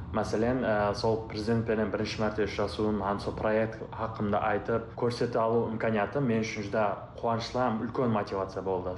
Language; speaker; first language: Uzbek; non-native, local second language; Kara-Kalpak